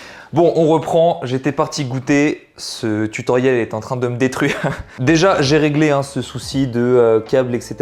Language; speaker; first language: French; native; French